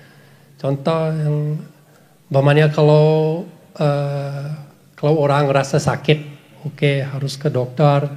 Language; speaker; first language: Indonesian; non-native, fluent; English